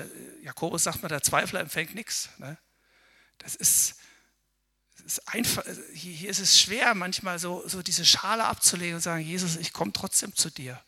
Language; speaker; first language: German; native; German